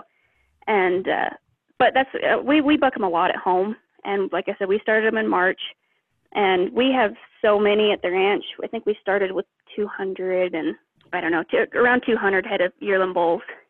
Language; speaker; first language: English; native; English